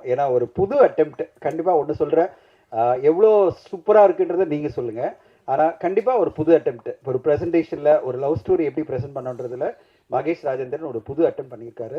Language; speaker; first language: Tamil; native; Tamil